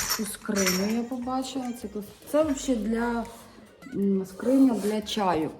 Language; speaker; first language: Ukrainian; non-native, local second language; Russian